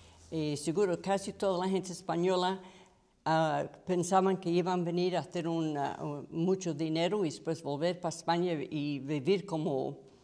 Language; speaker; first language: Spanish; early bilingual, heritage; Spanish